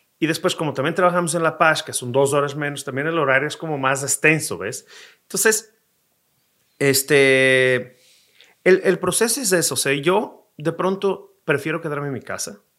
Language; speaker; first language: Spanish; non-native, fluent; Portuguese